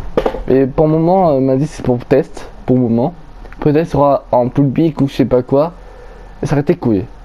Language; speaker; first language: French; native; French